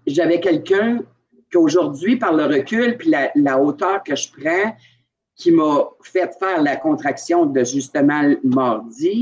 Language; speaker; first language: French; native; French